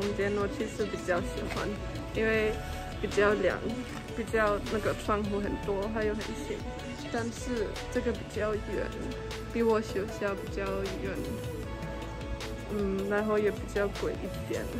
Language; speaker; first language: Chinese; early bilingual, heritage; German